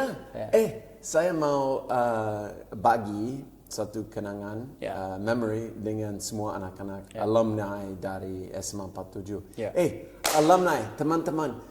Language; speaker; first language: Indonesian; non-native, fluent; English